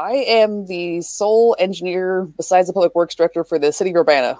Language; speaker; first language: English; native; English